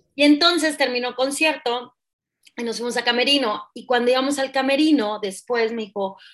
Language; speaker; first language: Spanish; native; Spanish